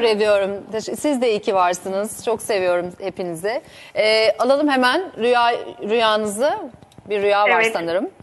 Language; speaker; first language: Turkish; native; Turkish